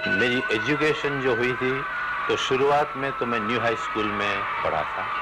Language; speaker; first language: Urdu; non-native, local second language; Gujarati